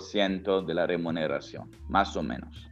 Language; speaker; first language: Spanish; non-native, fluent; Italian